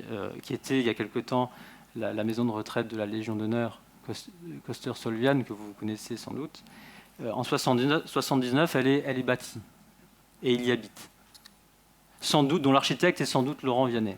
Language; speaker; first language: French; native; French